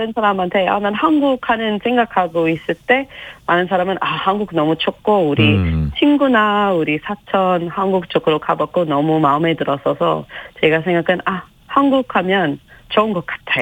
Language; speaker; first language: Korean; non-native, learner; English